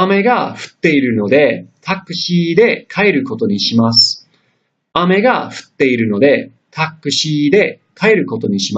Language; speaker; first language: Japanese; non-native, fluent; English